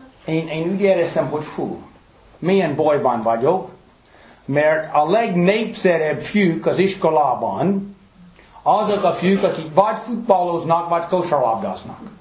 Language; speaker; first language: Hungarian; early bilingual, heritage; English